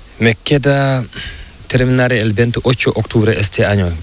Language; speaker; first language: Spanish; non-native, learner; Fula